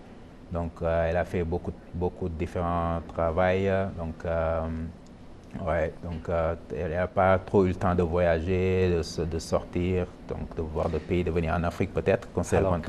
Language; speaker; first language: French; non-native, local second language; Wolof